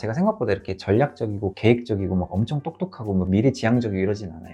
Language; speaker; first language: Korean; native; Korean